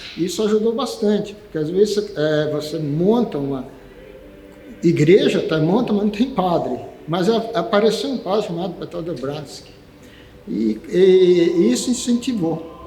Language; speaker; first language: Portuguese; native; Portuguese